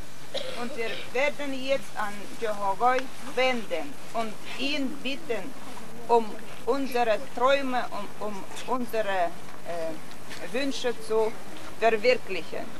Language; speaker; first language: German; non-native, fluent; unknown